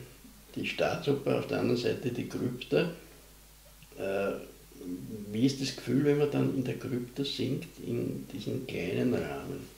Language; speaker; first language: German; native; German